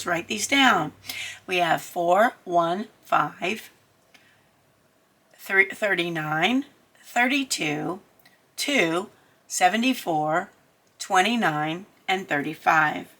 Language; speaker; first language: English; native; English